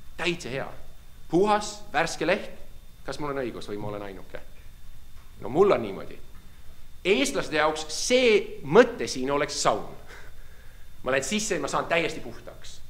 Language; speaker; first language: Estonian; non-native, fluent; English